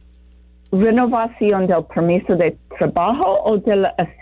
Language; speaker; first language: Spanish; non-native, fluent; English